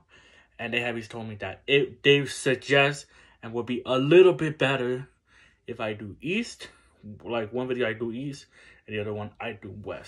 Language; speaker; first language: English; native; English